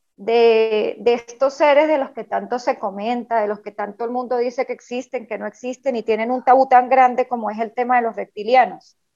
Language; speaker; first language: Spanish; native; Spanish